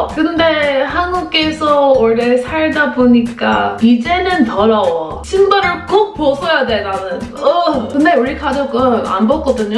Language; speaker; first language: Korean; non-native, fluent; English